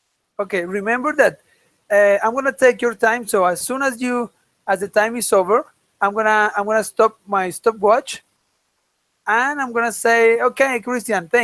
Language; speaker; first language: English; non-native, fluent; Spanish